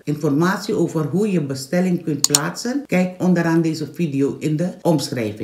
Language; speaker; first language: Dutch; non-native, local second language; Caribbean Hindustani